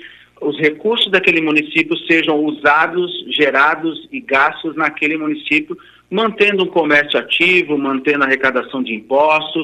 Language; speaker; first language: Portuguese; native; Portuguese